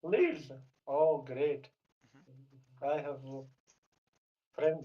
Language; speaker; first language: English; non-native, learner; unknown